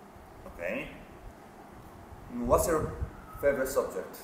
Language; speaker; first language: English; non-native, fluent; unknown